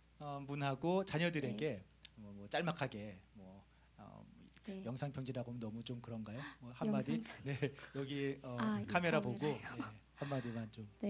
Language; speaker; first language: Korean; native; Korean